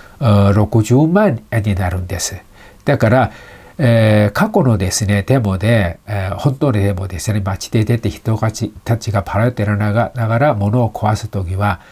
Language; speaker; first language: Japanese; non-native, fluent; Chinese